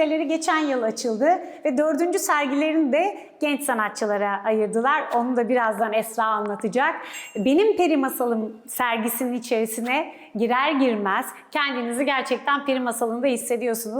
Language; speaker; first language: Turkish; native; Turkish